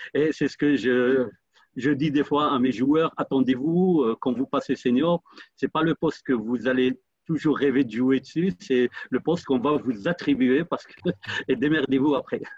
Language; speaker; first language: French; non-native, local second language; Arabic